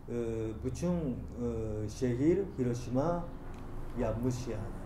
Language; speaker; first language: Turkish; non-native, learner; Japanese